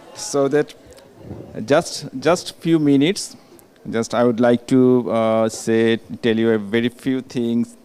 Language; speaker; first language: English; non-native, local second language; Bangla